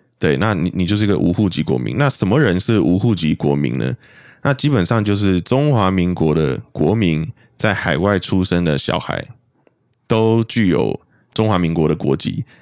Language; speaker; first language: Chinese; native; Chinese